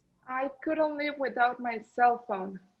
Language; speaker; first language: English; non-native, learner; Spanish